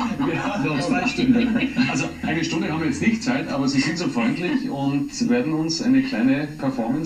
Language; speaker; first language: German; native; German